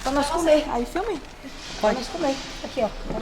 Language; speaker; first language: Portuguese; native; Portuguese